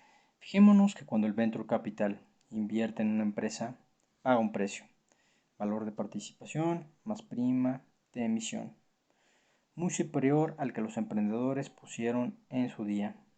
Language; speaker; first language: Spanish; native; Spanish